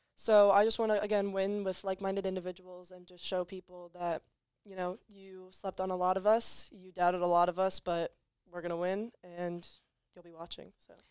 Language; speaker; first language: English; native; English